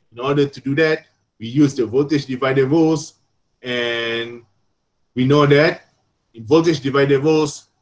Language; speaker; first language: English; non-native, local second language; Malay